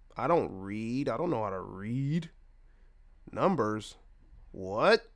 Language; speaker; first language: English; native; English